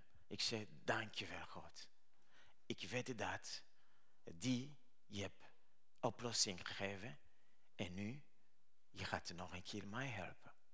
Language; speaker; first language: Dutch; non-native, learner; Rundi